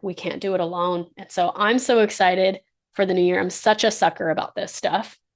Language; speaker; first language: English; native; English